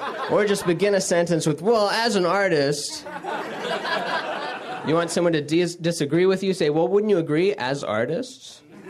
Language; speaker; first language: English; native; English